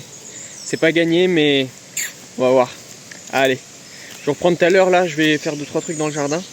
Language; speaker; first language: French; native; French